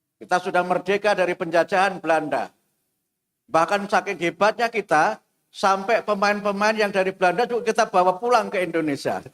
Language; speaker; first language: Indonesian; non-native, local second language; Javanese